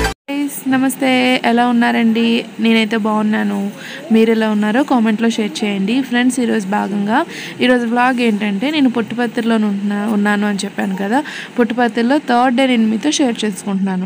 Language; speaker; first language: Telugu; native; Telugu